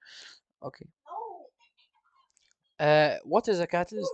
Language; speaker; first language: English; non-native, fluent; Arabic